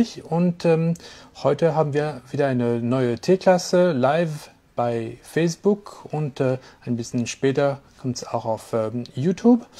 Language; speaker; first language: German; non-native, fluent; French